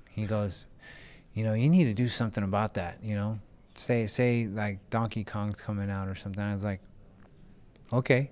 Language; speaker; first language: English; early bilingual, other home language; Filipino